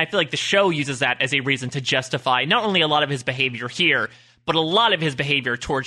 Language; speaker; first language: English; native; English